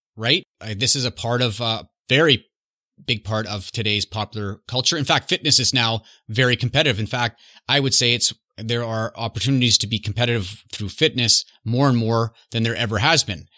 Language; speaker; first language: English; native; English